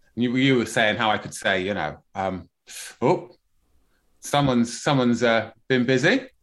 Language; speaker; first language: English; native; English